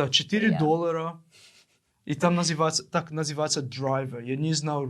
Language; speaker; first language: Russian; non-native, learner; English